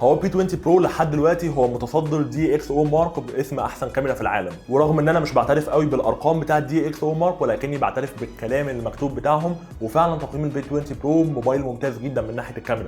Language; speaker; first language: Arabic; native; Arabic